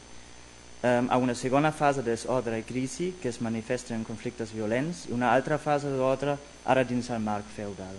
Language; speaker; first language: Catalan; non-native, fluent; German